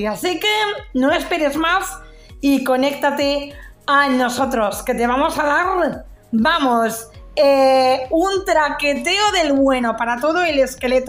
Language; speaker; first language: Spanish; native; Spanish